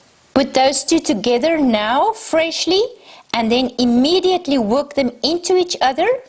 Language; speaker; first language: English; non-native, local second language; Afrikaans